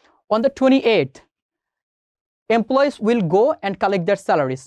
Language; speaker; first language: English; non-native, local second language; Bangla